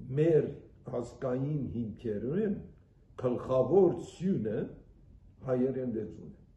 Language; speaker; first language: Armenian; early bilingual, heritage; Armenian